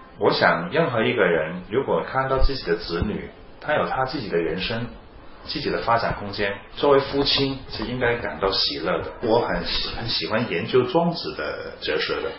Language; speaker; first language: Chinese; non-native, fluent; Cantonese